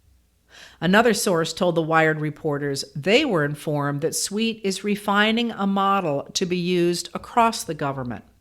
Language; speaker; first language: English; native; English